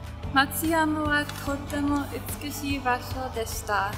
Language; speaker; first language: Japanese; non-native, fluent; English